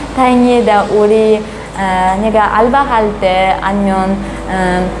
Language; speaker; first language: Korean; non-native, learner; Uzbek